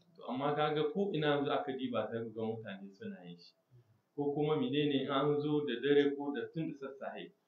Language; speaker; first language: Hausa; native; Hausa